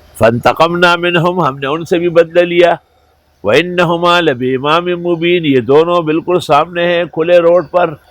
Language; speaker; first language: Urdu; non-native, local second language; Pashto